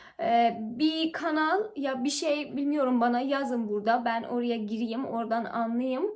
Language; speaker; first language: Turkish; non-native, learner; Persian